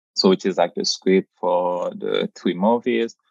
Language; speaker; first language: English; non-native, fluent; Haitian Creole